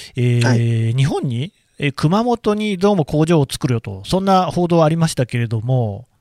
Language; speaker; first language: Japanese; native; Japanese